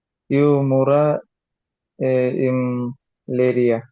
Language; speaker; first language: Portuguese; non-native, learner; Bangla